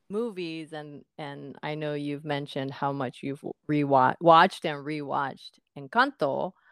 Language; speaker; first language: English; non-native, fluent; Japanese